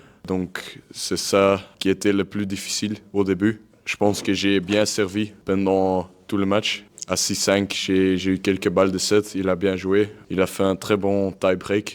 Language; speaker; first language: French; non-native, local second language; Dutch